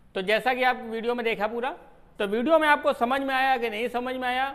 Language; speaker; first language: Hindi; native; Hindi